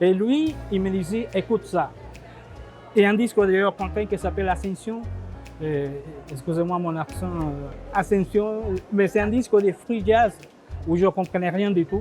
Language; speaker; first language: French; non-native, fluent; Spanish